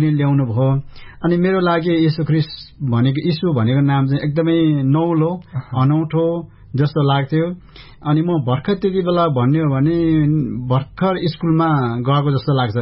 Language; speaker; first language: Nepali; non-native, local second language; Eastern Tamang